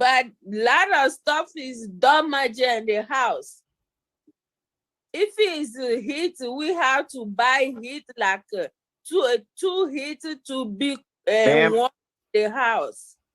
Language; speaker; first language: English; non-native, learner; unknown